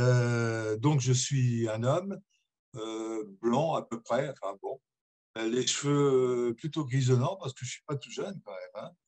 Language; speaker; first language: French; native; French